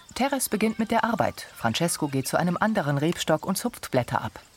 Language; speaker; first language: German; native; German